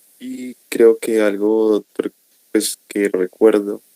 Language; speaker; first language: Spanish; native; Spanish